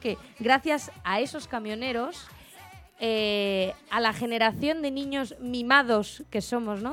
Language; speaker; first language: Spanish; native; Spanish